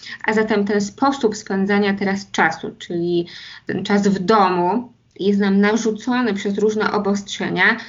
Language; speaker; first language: Polish; native; Polish